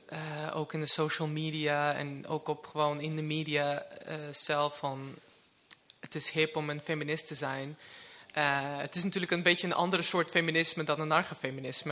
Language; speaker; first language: Dutch; non-native, fluent; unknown